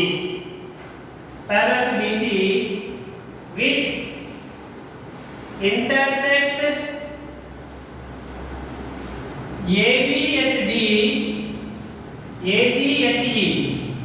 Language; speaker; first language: English; non-native, local second language; Telugu